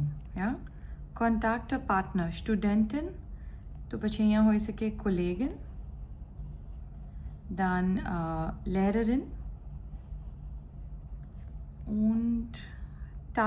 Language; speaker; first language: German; non-native, fluent; Gujarati